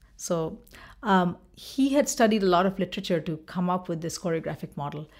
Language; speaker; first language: English; non-native, local second language; Bangla